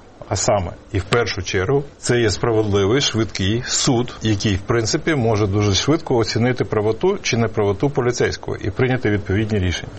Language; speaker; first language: Ukrainian; native; Ukrainian